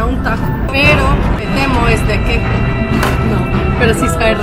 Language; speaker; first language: Spanish; non-native, fluent; French